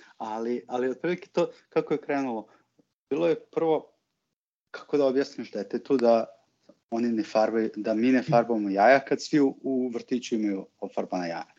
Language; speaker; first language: Serbian; native; Serbian